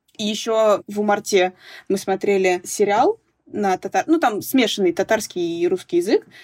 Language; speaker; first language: Russian; native; Russian